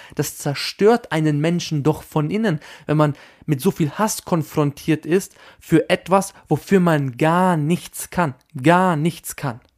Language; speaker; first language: German; early bilingual, other home language; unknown